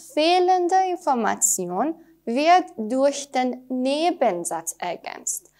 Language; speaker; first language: German; non-native, fluent; Persian